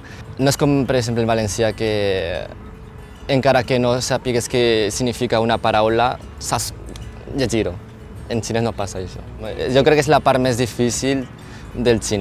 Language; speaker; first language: Catalan; non-native, local second language; Chinese